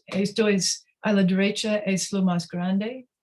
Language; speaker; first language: Spanish; non-native, learner; English